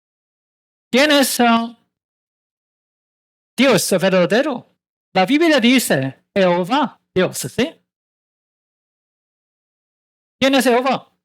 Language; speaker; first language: Spanish; non-native, learner; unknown